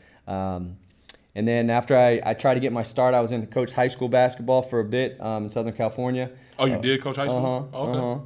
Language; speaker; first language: English; native; English